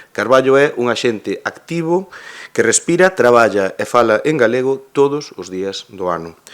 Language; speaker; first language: Galician; native; Galician